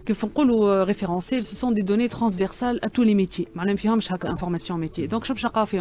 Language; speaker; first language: Arabic; native; Arabic